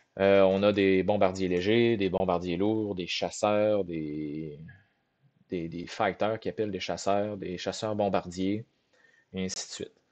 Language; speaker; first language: French; native; French